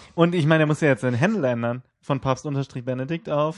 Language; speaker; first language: German; native; German